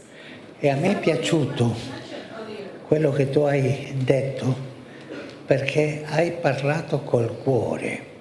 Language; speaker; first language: Italian; non-native, fluent; Spanish